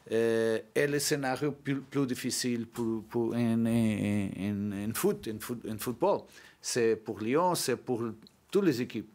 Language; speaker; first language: French; non-native, learner; Portuguese